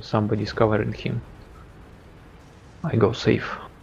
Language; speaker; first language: English; non-native, learner; Russian